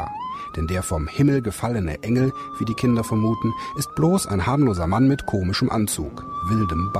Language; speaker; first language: German; native; German